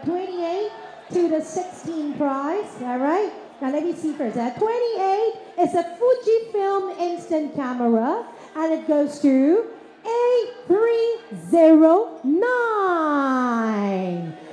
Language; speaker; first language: English; non-native, local second language; Chinese